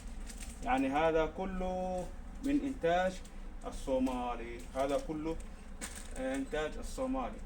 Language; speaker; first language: Arabic; non-native, local second language; Somali